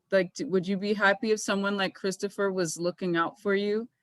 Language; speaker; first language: English; native; English